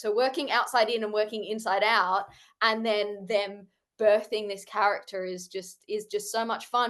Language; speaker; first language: English; native; English